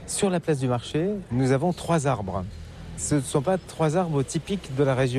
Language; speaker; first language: French; native; French